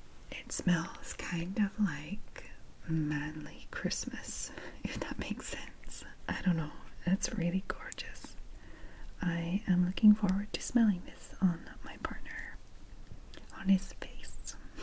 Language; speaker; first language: English; native; English